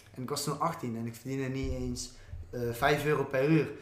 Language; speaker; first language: Dutch; native; Dutch